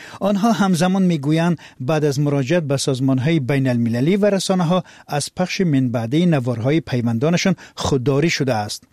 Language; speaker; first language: Persian; native; Persian